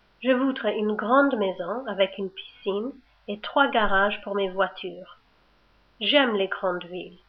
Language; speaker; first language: French; non-native, learner; English